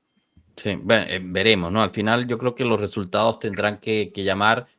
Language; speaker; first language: Spanish; native; Spanish